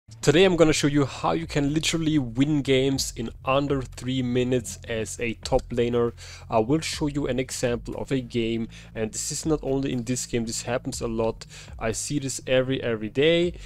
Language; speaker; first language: English; non-native, fluent; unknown